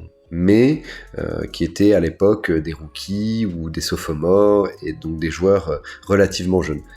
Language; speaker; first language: French; native; French